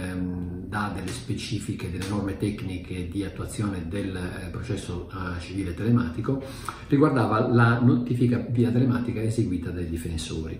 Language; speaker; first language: Italian; native; Italian